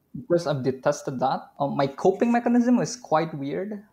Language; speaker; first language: English; non-native, fluent; Indonesian